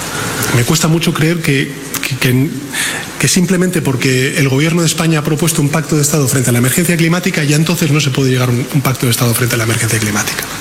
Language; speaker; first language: Spanish; native; Spanish